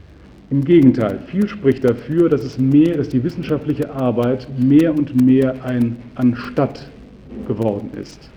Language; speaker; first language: German; native; German